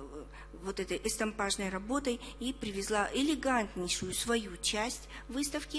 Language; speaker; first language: Russian; native; Russian